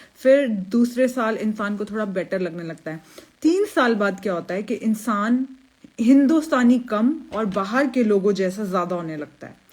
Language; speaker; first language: Hindi; native; Hindi